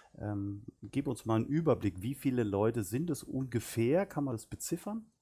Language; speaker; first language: German; native; German